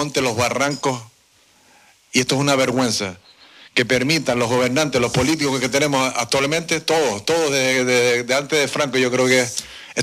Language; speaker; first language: Spanish; native; Spanish